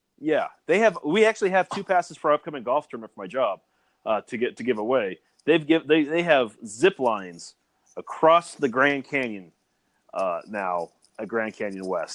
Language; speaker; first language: English; native; English